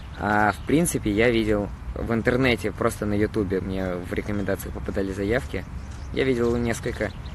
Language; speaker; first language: Russian; native; Russian